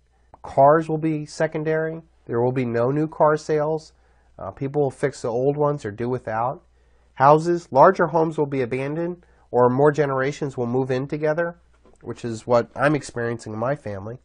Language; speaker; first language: English; native; English